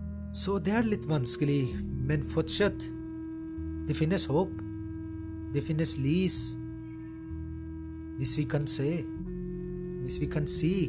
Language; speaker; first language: Norwegian; non-native, fluent; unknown